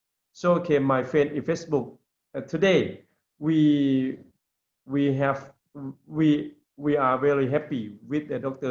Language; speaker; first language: English; non-native, learner; Lao